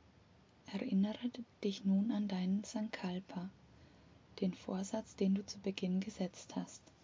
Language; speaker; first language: German; native; German